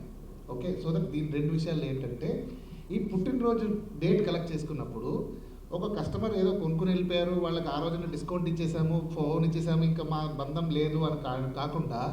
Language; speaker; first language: Telugu; native; Telugu